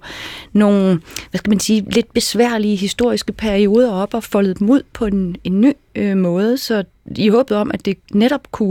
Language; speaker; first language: Danish; native; Danish